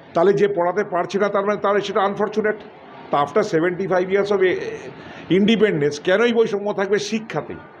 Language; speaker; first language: Bangla; native; Bangla